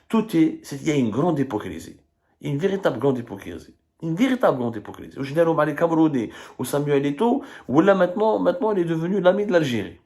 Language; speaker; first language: French; non-native, local second language; Arabic